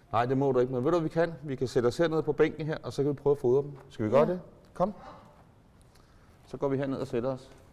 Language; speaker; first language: Danish; native; Danish